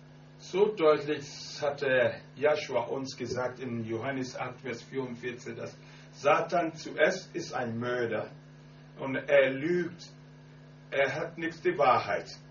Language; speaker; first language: German; non-native, learner; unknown